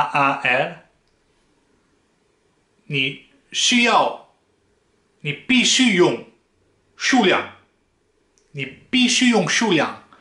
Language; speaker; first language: Chinese; non-native, fluent; Dutch